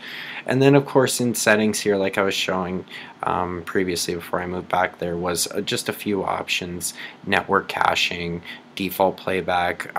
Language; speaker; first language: English; native; English